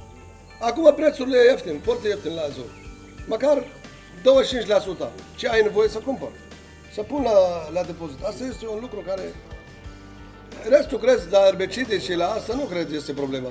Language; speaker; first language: Romanian; non-native, learner; Arabic